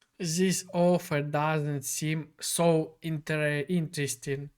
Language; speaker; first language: English; non-native, fluent; Ukrainian